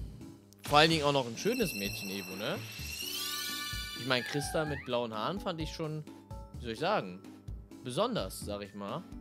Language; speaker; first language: German; native; German